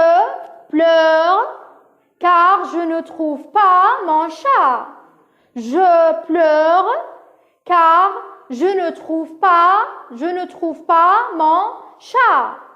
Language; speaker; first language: French; non-native, local second language; Arabic